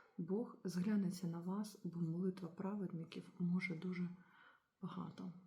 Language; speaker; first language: Ukrainian; non-native, local second language; Russian